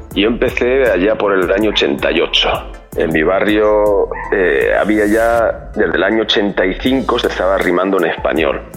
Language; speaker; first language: Spanish; native; Spanish